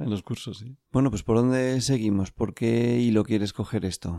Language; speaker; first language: Spanish; native; Spanish